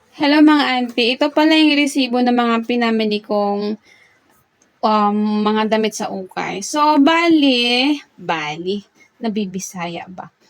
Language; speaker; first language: Filipino; native; Filipino